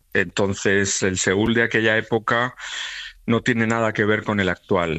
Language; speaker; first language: Spanish; native; Spanish